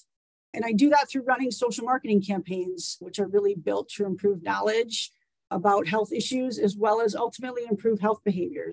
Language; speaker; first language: English; native; English